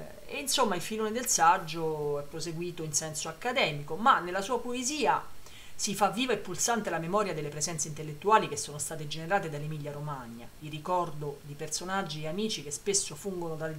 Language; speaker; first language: Italian; native; Italian